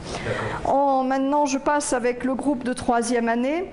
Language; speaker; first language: French; native; French